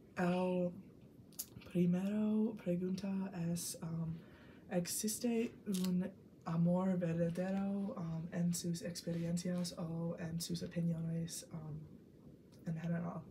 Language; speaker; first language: Spanish; non-native, learner; English